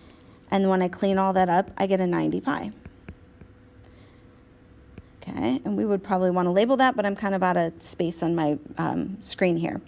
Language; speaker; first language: English; native; English